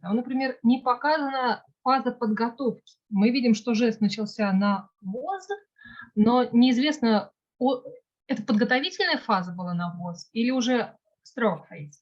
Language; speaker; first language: Russian; native; Russian